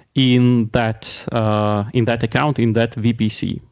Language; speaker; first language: English; non-native, fluent; Latvian